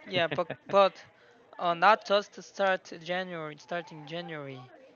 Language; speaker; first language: English; non-native, learner; Korean